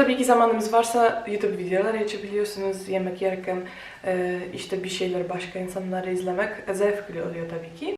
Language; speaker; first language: Turkish; non-native, fluent; Polish